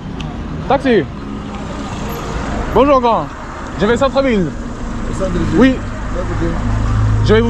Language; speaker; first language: French; non-native, learner; English